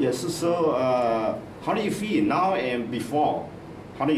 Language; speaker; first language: English; non-native, learner; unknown